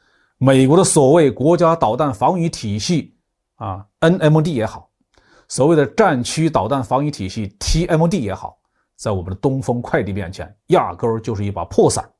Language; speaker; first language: Chinese; native; Chinese